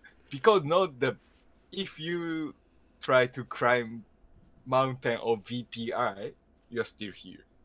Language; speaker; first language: English; non-native, learner; Japanese